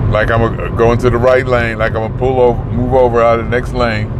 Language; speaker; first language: English; native; English